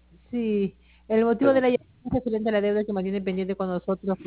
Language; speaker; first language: Spanish; native; Spanish